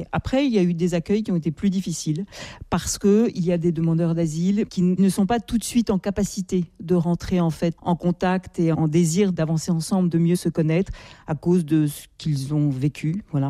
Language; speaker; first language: French; native; French